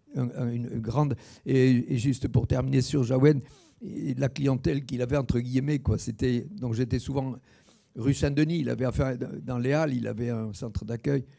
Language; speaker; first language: French; native; French